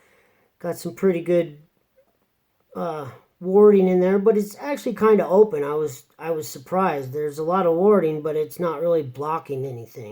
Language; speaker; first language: English; native; English